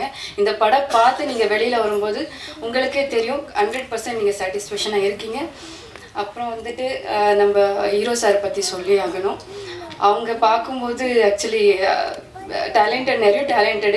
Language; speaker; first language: Tamil; non-native, fluent; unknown